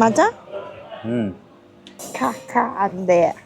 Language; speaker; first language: Korean; non-native, learner; Vietnamese